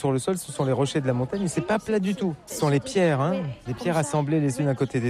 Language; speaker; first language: French; native; French